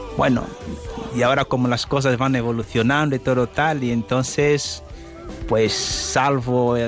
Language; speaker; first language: Spanish; non-native, fluent; Portuguese